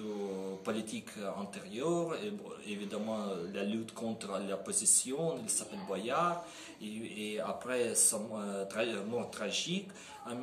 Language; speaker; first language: French; non-native, learner; Ukrainian